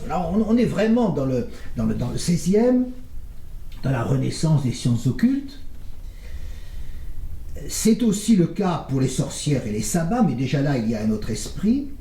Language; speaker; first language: French; native; French